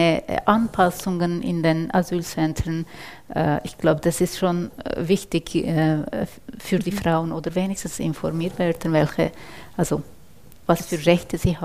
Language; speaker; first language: German; non-native, fluent; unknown